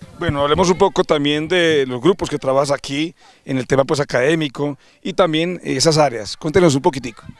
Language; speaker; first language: Spanish; native; Spanish